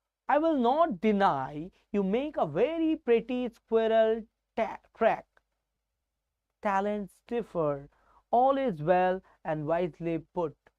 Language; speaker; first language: English; non-native, local second language; Bangla